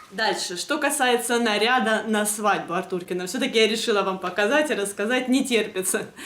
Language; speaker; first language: Russian; native; Russian